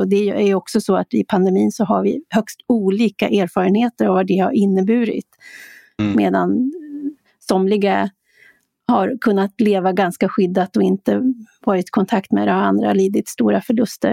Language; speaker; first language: Swedish; native; Swedish